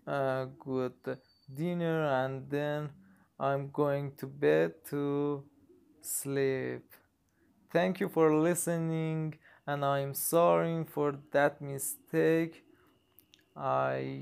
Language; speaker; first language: English; non-native, learner; Persian